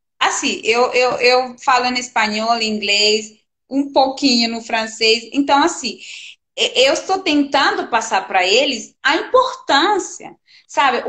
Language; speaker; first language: Portuguese; non-native, fluent; Spanish